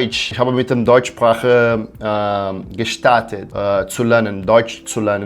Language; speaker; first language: German; non-native, learner; Portuguese